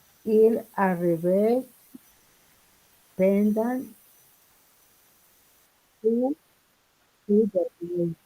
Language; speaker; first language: French; non-native, learner; Spanish